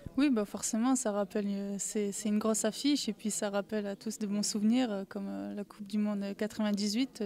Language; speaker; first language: French; native; French